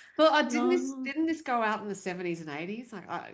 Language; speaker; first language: English; native; English